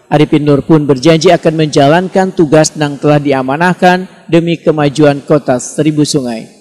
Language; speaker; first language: Indonesian; non-native, local second language; Banjar